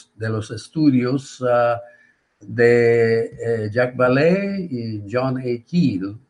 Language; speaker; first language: Spanish; non-native, fluent; Japanese